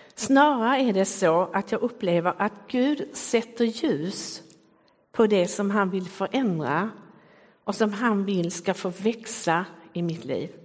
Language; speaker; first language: Swedish; native; Swedish